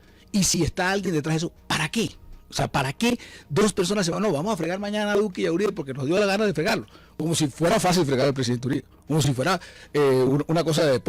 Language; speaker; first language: Spanish; native; Spanish